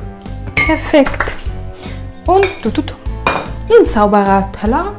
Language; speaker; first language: German; non-native, fluent; Italian